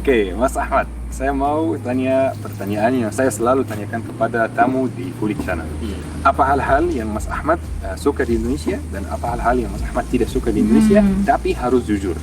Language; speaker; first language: Indonesian; non-native, fluent; Arabic